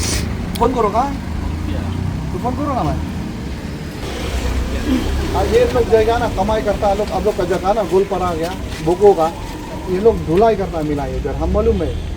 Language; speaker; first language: Hindi; non-native, local second language; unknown